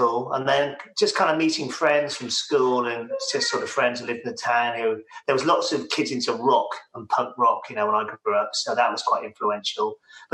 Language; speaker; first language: English; native; English